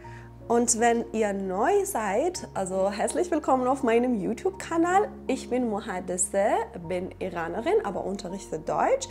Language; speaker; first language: German; non-native, fluent; Persian